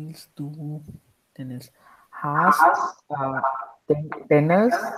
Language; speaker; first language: German; non-native, learner; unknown